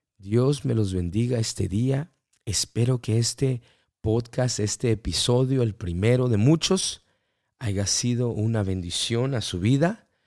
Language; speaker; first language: Spanish; early bilingual, heritage; Spanish